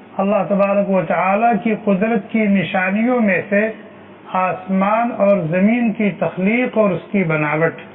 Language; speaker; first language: Urdu; native; Urdu